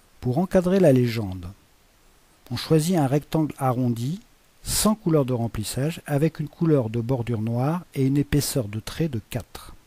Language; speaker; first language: French; native; French